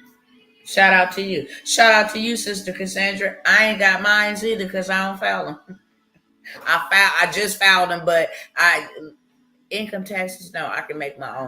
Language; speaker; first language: English; native; English